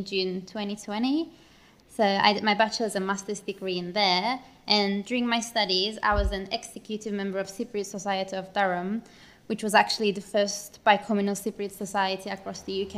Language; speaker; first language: English; non-native, fluent; Turkish